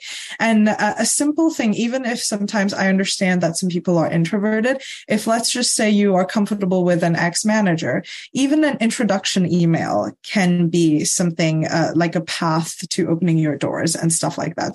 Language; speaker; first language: English; non-native, fluent; Morisyen